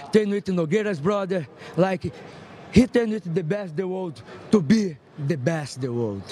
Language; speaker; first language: English; non-native, fluent; Portuguese